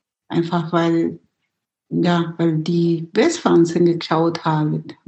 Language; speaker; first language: German; non-native, fluent; Spanish